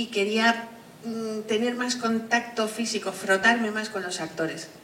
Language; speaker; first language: Spanish; native; Spanish